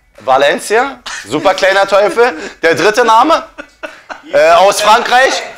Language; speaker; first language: German; early bilingual, other home language; Turkish